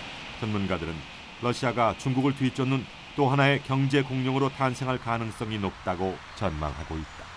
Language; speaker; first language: Korean; native; Korean